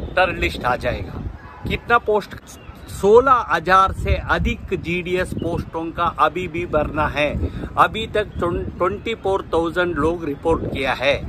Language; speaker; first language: Hindi; non-native, local second language; Kannada